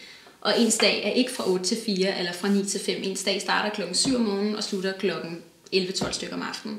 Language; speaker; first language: Danish; native; Danish